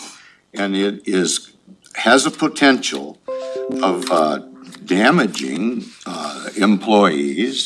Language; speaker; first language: English; native; English